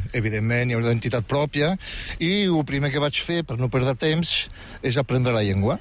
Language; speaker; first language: Catalan; non-native, fluent; Riffian